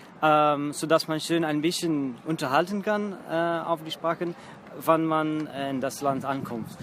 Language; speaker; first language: German; non-native, fluent; Dutch